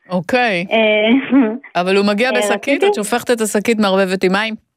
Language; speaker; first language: Hebrew; native; Hebrew